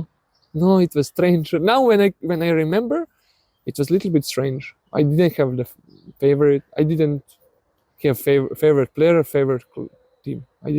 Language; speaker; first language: English; non-native, learner; Serbian